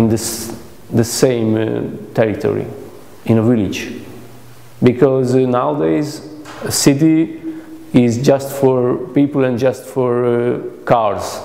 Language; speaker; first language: English; non-native, learner; Hungarian